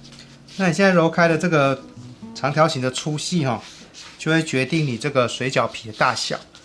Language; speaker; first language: Chinese; native; Chinese